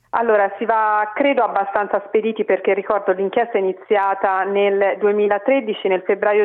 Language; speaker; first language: Italian; native; Italian